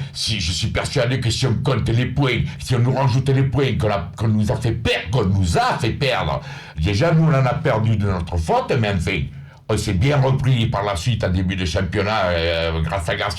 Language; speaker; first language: French; native; French